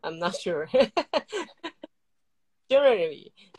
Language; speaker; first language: English; non-native, learner; Chinese